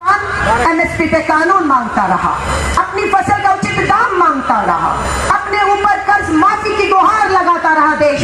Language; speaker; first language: Hindi; native; Hindi